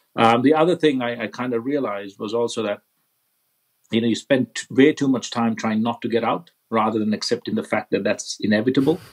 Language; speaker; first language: English; non-native, local second language; Sinhala